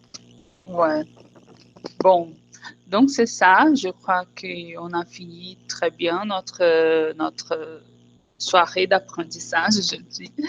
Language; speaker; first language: French; non-native, fluent; Portuguese